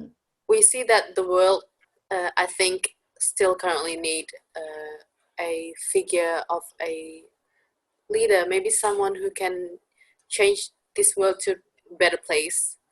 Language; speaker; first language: English; non-native, fluent; Indonesian